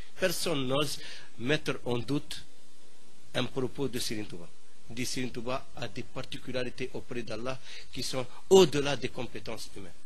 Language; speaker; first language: French; non-native, local second language; Arabic